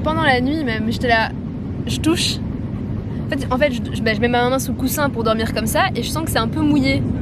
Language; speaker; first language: French; native; French